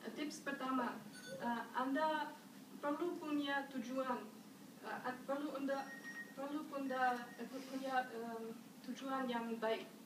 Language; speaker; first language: Indonesian; non-native, learner; German